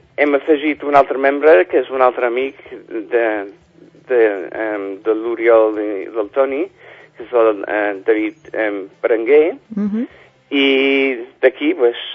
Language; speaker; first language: Catalan; non-native, fluent; English